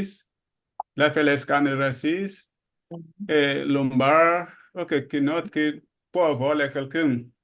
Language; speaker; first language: French; non-native, learner; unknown